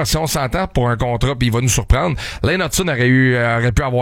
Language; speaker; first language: French; native; French